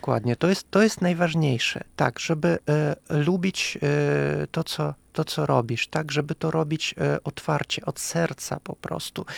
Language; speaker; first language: Polish; non-native, fluent; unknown